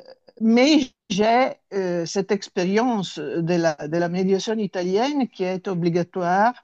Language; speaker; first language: French; non-native, fluent; Italian